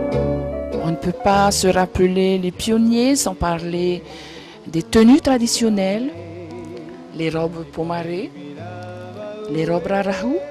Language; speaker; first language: French; native; French